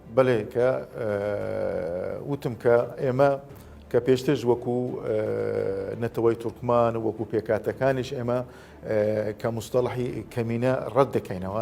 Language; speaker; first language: Central Kurdish; non-native, local second language; Azerbaijani